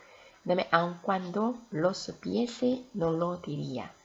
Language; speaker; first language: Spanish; non-native, fluent; Korean